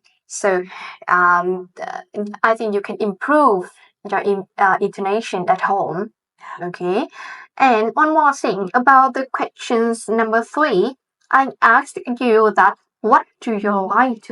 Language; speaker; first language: English; non-native, fluent; Vietnamese